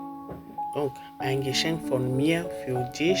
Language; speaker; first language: German; non-native, fluent; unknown